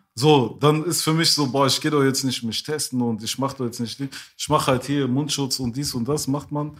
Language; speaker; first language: German; early bilingual, other home language; French